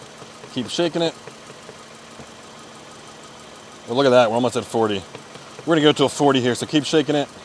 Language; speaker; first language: English; native; English